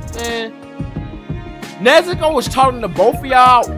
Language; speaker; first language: English; native; English